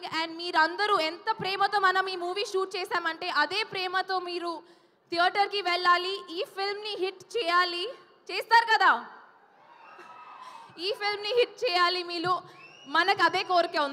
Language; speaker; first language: Telugu; non-native, fluent; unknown